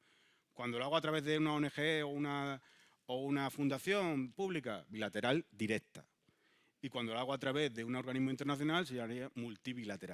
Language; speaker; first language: Spanish; native; Spanish